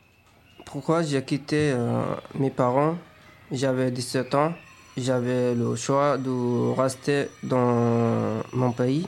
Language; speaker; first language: French; non-native, fluent; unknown